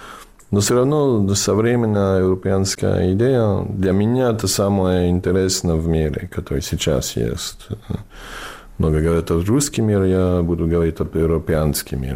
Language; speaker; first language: Russian; non-native, fluent; English